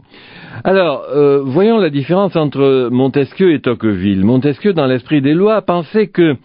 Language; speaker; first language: French; native; French